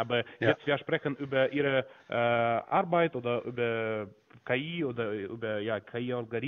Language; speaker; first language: German; non-native, learner; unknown